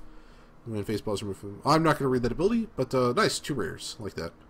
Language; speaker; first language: English; native; English